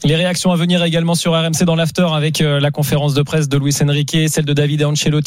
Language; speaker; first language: French; native; French